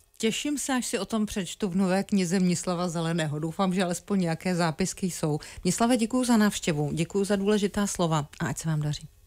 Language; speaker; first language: Czech; native; Czech